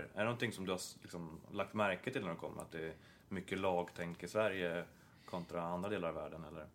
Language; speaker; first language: Swedish; native; Swedish